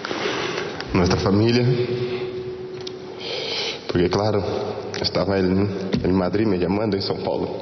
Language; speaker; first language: Spanish; non-native, fluent; Portuguese